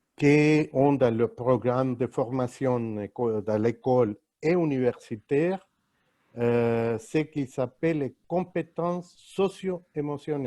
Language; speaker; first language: French; non-native, fluent; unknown